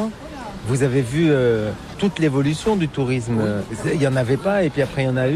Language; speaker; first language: French; native; French